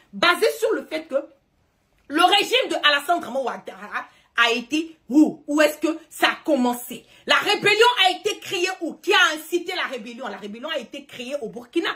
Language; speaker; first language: French; early bilingual, heritage; French